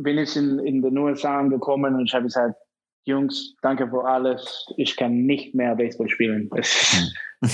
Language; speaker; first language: German; non-native, fluent; Spanish